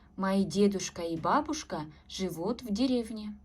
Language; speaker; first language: Russian; non-native, local second language; Kazakh